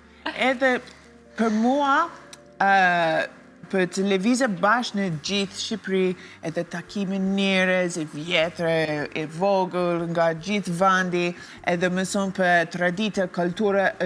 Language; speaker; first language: Albanian; non-native, learner; English